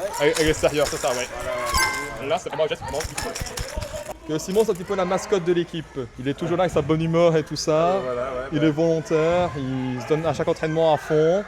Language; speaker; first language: French; native; French